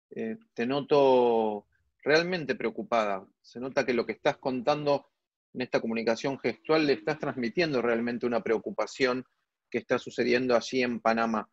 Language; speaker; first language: Spanish; native; Spanish